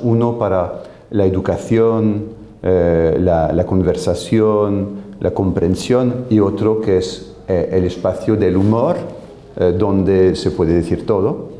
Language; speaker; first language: Spanish; non-native, fluent; French